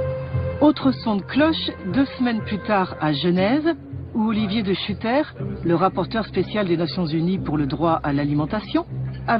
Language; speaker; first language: French; native; French